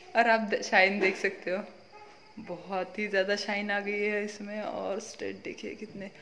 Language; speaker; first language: Hindi; non-native, local second language; Marathi